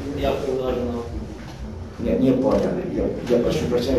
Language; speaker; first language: Russian; non-native, learner; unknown